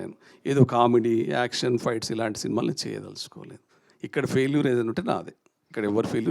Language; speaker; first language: Telugu; native; Telugu